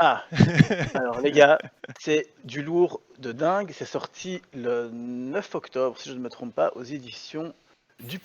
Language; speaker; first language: French; native; French